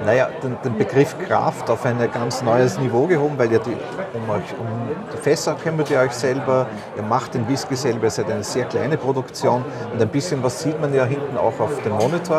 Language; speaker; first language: German; native; German